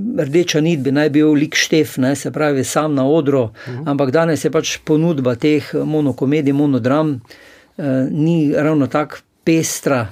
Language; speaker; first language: Slovenian; native; Slovenian